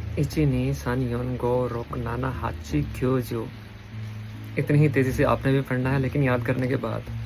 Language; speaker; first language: Urdu; native; Urdu